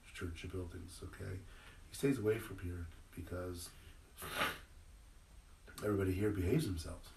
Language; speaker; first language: English; early bilingual, other home language; Spanish